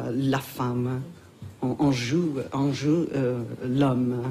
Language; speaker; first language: French; non-native, learner; English